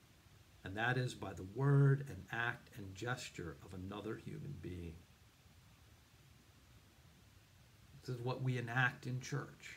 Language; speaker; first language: English; native; English